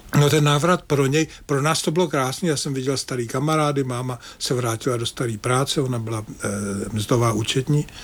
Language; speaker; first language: Czech; native; Czech